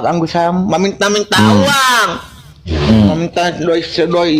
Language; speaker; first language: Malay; non-native, local second language; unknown